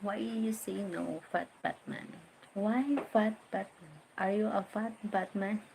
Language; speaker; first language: English; non-native, learner; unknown